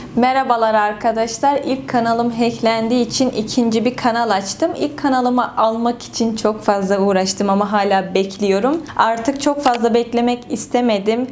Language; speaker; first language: Turkish; native; Turkish